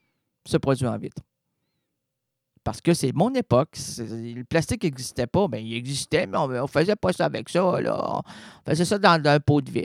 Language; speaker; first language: French; native; French